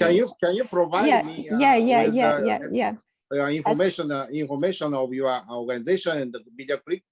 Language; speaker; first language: English; non-native, learner; Japanese